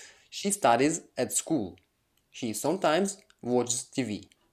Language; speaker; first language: English; non-native, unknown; Ukrainian